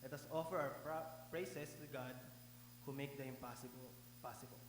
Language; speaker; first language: English; non-native, local second language; Filipino